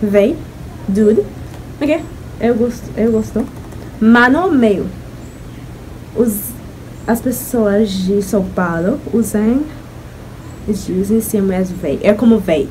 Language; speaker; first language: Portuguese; non-native, learner; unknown